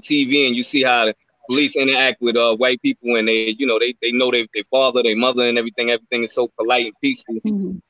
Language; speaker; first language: English; native; English